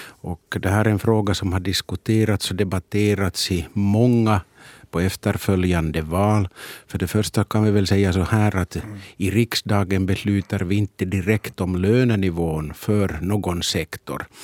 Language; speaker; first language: Swedish; native; Swedish